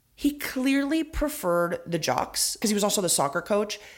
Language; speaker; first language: English; early bilingual, other home language; Spanish